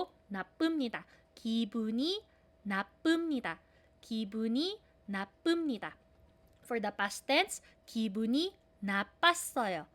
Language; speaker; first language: Korean; non-native, fluent; Filipino